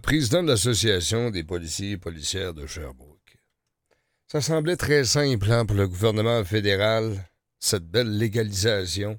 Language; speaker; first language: French; native; French